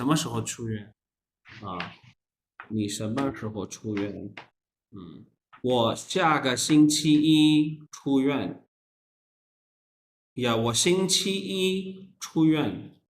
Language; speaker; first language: Chinese; non-native, fluent; Urdu